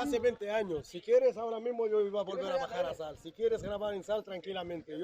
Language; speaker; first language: Spanish; non-native, fluent; Arabic